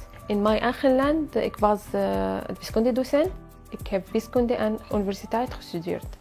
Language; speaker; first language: Dutch; non-native, learner; Arabic